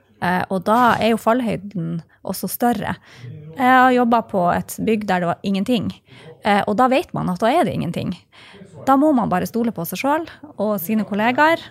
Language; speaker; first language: Norwegian; native; Norwegian